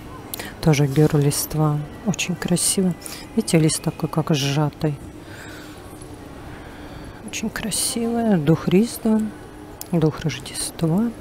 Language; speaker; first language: Russian; native; Russian